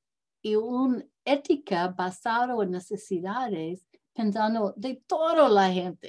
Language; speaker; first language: Spanish; non-native, learner; English